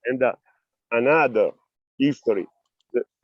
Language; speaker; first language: English; non-native, learner; Italian